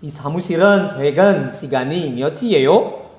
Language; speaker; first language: Korean; non-native, fluent; Indonesian